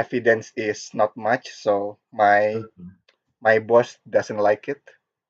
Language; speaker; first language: English; non-native, learner; Korean